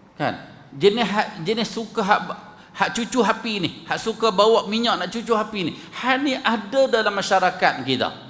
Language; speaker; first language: Malay; native; Malay